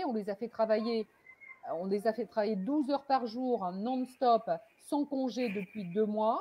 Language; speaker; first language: French; native; French